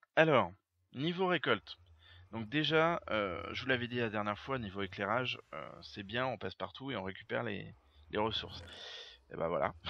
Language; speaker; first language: French; native; French